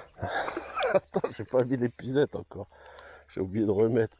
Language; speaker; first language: French; native; French